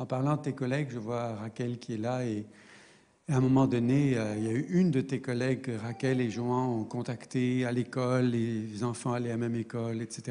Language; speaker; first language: French; native; French